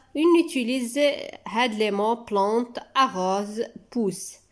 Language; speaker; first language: French; non-native, local second language; Arabic